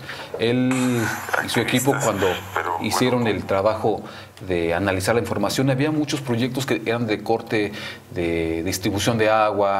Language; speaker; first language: Spanish; native; Spanish